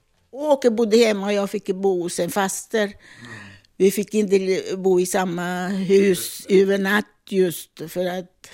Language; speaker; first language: Swedish; non-native, fluent; Italian